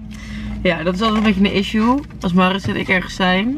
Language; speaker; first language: Dutch; native; Dutch